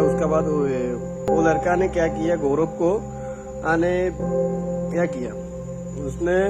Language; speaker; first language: Hindi; non-native, fluent; Bangla